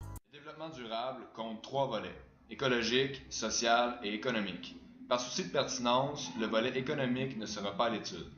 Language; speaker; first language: French; native; French